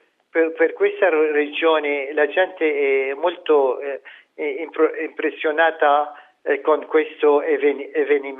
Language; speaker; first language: Italian; non-native, fluent; Arabic